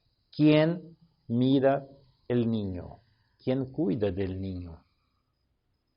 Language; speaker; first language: Spanish; non-native, learner; Portuguese